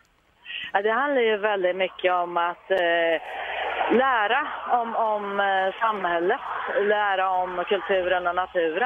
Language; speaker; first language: Swedish; native; Swedish